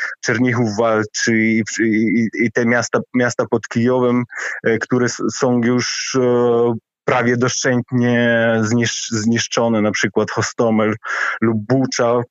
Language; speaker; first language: Polish; non-native, fluent; Ukrainian